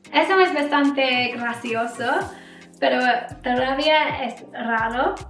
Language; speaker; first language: Spanish; non-native, learner; English